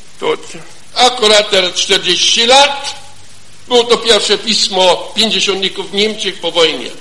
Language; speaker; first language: Polish; non-native, fluent; German